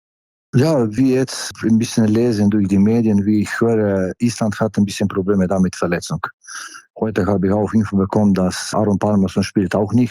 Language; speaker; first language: German; non-native, fluent; Slovenian